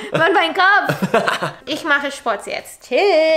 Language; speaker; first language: German; non-native, learner; Spanish